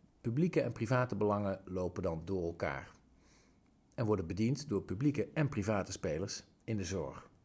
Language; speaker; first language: Dutch; native; Dutch